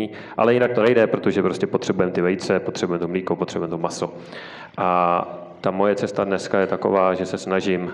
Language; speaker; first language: Czech; native; Czech